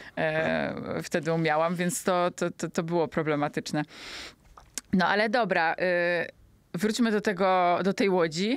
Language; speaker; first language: Polish; native; Polish